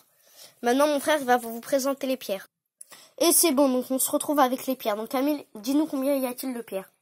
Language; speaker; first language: French; native; French